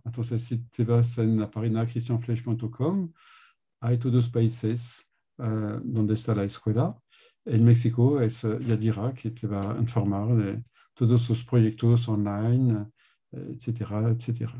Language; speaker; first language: Spanish; non-native, learner; French